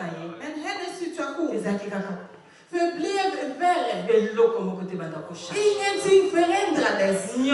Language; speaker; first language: Swedish; non-native, fluent; Lingala